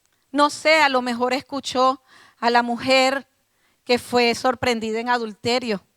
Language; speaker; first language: Spanish; native; Spanish